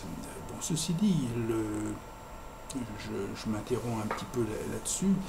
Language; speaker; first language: French; native; French